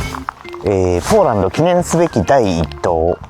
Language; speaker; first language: Japanese; native; Japanese